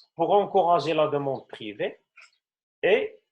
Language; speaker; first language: French; non-native, local second language; Arabic